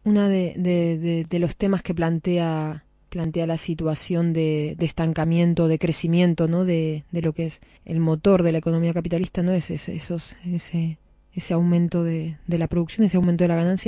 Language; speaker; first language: Spanish; native; Spanish